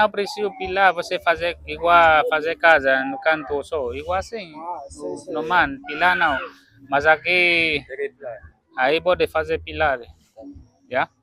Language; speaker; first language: Portuguese; non-native, learner; Vietnamese